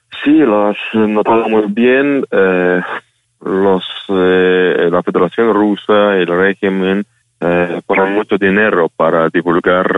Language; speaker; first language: Spanish; non-native, fluent; Ukrainian